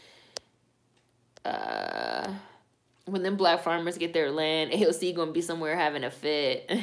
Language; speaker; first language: English; native; English